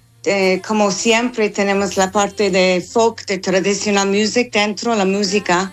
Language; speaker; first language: Spanish; non-native, fluent; English